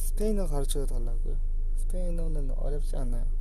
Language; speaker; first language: Korean; non-native, fluent; Spanish